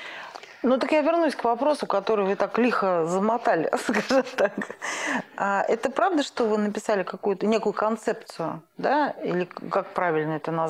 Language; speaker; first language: Russian; native; Russian